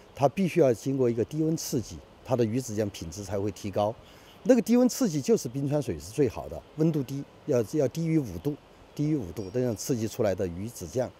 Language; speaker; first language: Chinese; native; Chinese